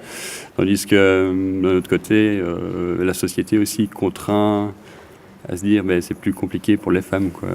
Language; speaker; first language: French; native; French